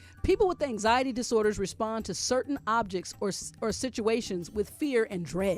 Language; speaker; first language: English; native; English